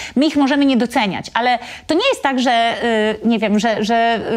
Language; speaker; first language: Polish; native; Polish